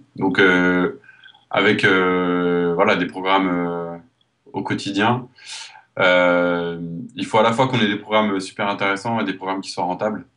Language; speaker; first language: French; native; French